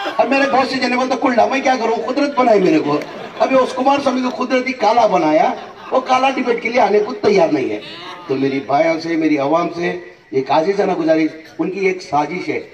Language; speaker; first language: Hindi; non-native, local second language; Urdu